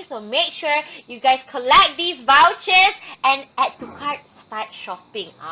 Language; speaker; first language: English; non-native, local second language; Malay